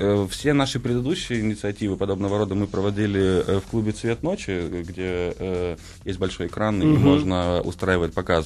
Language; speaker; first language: Russian; native; Russian